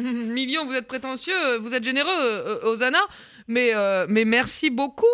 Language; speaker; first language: French; native; French